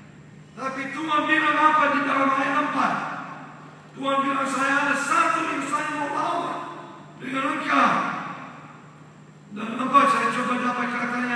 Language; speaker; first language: Indonesian; non-native, fluent; English